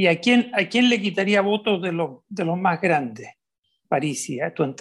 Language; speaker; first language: Spanish; native; Spanish